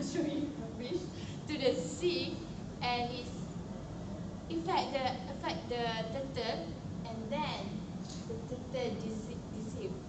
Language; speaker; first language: English; non-native, local second language; Malay